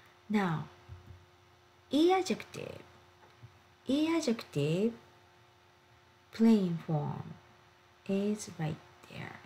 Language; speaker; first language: English; non-native, fluent; Japanese